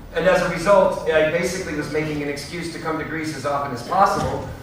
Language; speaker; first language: English; native; English